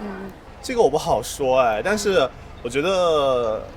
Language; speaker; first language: Chinese; native; Chinese